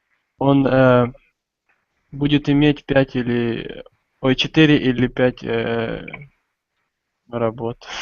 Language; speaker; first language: Russian; non-native, learner; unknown